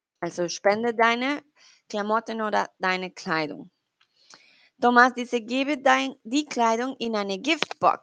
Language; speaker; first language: German; non-native, learner; Spanish